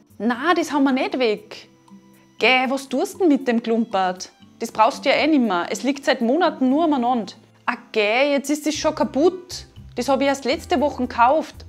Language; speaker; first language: German; native; German